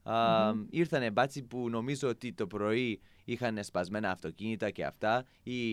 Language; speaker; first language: Greek; non-native, fluent; English